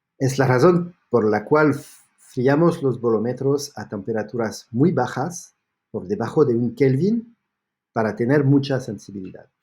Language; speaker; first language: Spanish; non-native, fluent; French